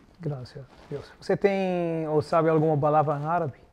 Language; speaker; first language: Portuguese; non-native, learner; Arabic